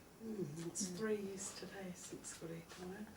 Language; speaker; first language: English; native; English